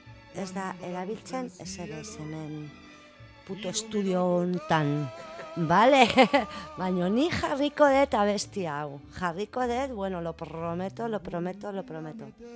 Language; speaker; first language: Basque; non-native, local second language; Spanish